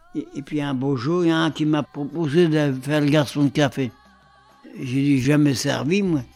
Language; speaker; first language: French; early bilingual, other home language; Polish